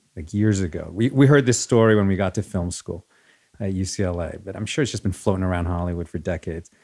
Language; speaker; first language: English; early bilingual, other home language; Spanish